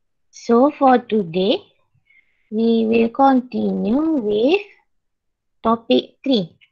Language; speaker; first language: English; non-native, local second language; Malay